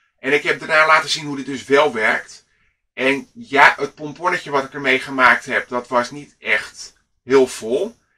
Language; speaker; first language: Dutch; native; Dutch